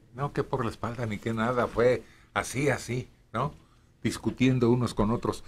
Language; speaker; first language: Spanish; native; Spanish